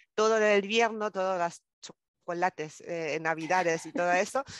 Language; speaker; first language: Spanish; non-native, fluent; German